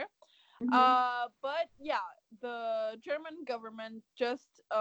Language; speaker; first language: English; non-native, fluent; German